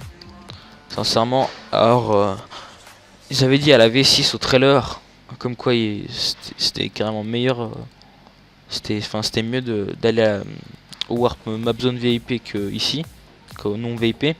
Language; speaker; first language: French; native; French